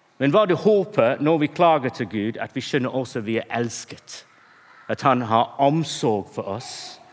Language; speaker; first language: Norwegian; non-native, fluent; English